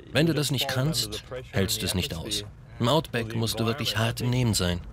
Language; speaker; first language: German; non-native, fluent; English